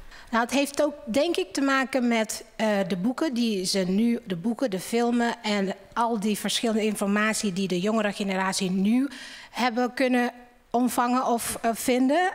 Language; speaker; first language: Dutch; non-native, fluent; Indonesian